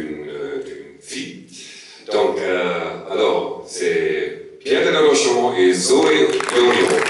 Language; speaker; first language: French; non-native, learner; German